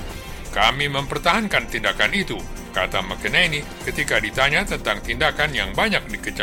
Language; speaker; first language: Indonesian; native; Indonesian